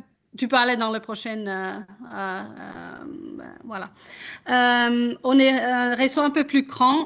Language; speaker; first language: French; non-native, fluent; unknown